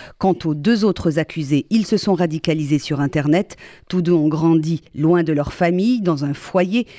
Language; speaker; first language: French; native; French